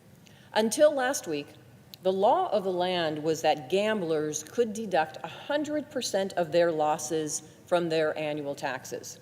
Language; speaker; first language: English; native; English